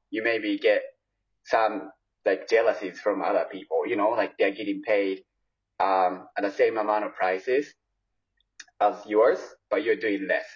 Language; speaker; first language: English; non-native, fluent; Japanese